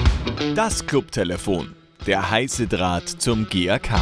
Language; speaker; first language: German; native; German